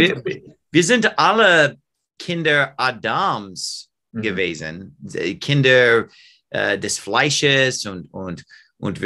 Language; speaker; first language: German; non-native, fluent; English